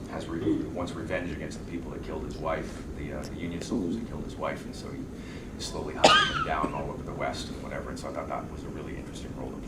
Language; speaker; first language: English; native; English